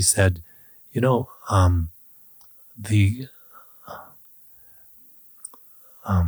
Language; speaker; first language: English; native; English